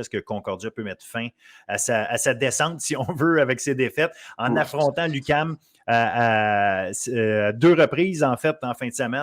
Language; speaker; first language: French; native; French